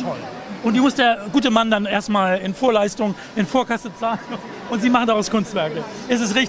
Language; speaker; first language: German; native; German